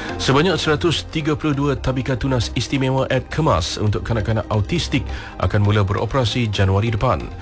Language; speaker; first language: Malay; native; Malay